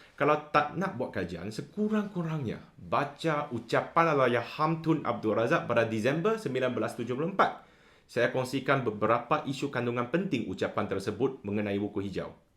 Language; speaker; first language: Malay; non-native, local second language; Chinese